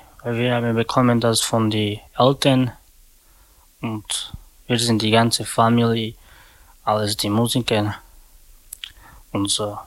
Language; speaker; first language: German; non-native, learner; Romany